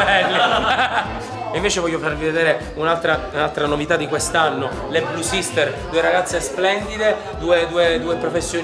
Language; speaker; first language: Italian; native; Italian